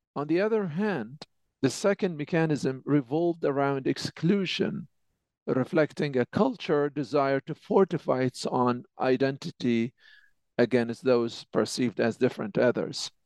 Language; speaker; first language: English; non-native, fluent; Arabic